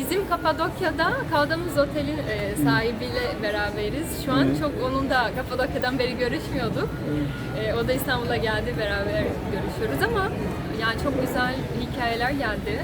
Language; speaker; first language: Turkish; non-native, fluent; Portuguese